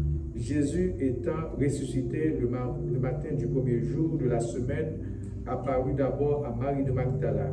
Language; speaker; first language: French; non-native, local second language; Haitian Creole